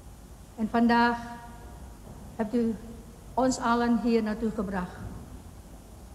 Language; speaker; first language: Dutch; non-native, fluent; Indonesian